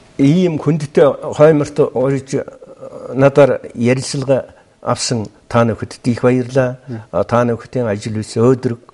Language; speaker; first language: Mongolian; non-native, local second language; Kazakh